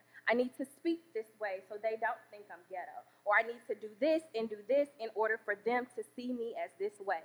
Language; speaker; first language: English; native; English